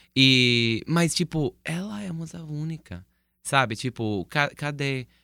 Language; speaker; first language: Portuguese; non-native, fluent; English